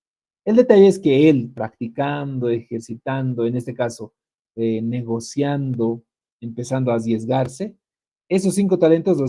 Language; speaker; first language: Spanish; native; Spanish